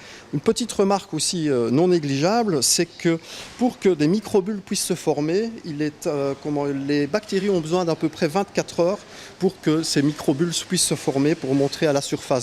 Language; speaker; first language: French; native; French